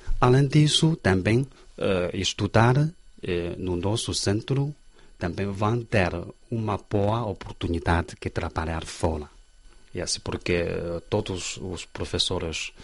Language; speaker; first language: Portuguese; non-native, learner; Chinese